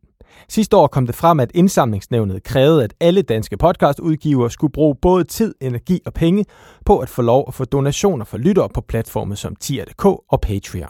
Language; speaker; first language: Danish; native; Danish